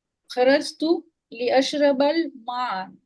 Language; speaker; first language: Arabic; non-native, learner; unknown